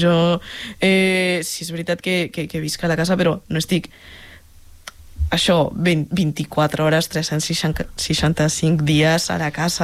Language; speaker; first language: Catalan; non-native, local second language; Spanish